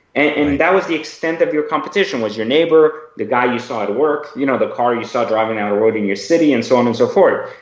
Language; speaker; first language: English; early bilingual, other home language; Persian